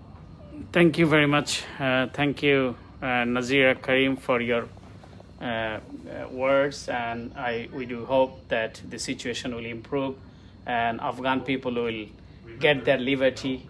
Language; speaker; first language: English; non-native, fluent; Bangla